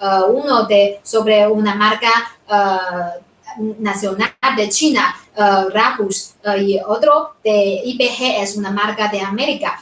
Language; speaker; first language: Spanish; non-native, fluent; Chinese